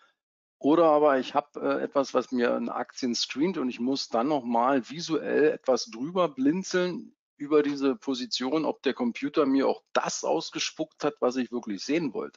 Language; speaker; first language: German; native; German